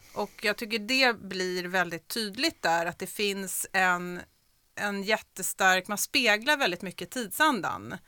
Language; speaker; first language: Swedish; native; Swedish